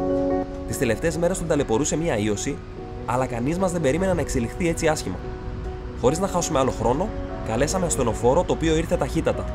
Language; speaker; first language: Greek; native; Greek